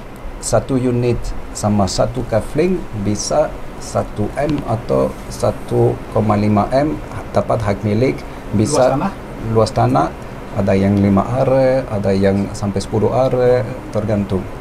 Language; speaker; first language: Indonesian; non-native, fluent; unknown